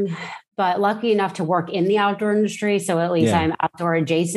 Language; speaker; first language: English; native; English